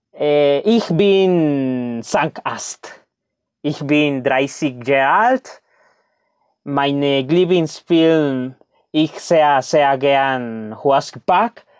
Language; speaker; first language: German; non-native, learner; Spanish